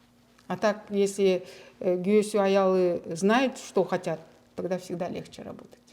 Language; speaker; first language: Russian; non-native, local second language; Kyrgyz